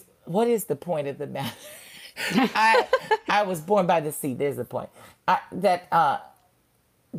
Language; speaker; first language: English; native; English